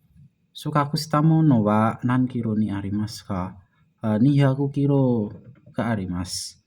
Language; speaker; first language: Japanese; non-native, learner; Indonesian